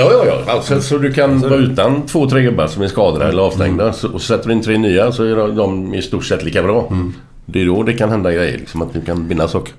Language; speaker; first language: Swedish; native; Swedish